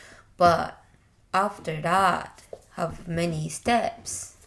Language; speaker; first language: English; non-native, learner; Japanese